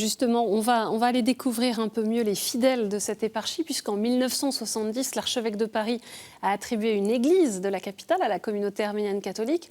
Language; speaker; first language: French; native; French